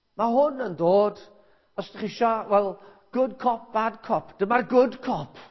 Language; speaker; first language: Welsh; native; Welsh